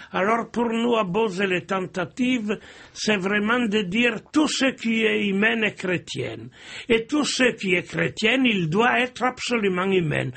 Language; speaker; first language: French; non-native, fluent; Italian